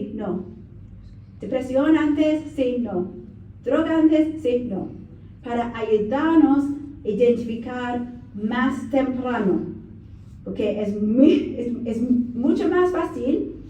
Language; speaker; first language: Spanish; non-native, learner; English